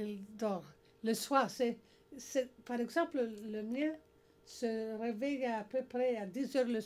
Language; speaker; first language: French; non-native, learner; English